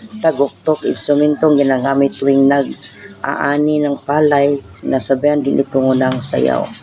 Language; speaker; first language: Filipino; non-native, local second language; Cebuano